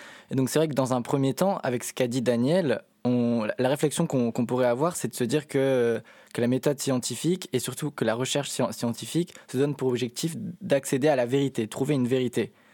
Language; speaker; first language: French; native; French